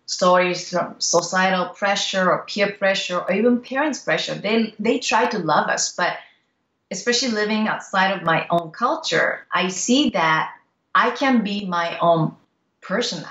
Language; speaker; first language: English; non-native, fluent; Japanese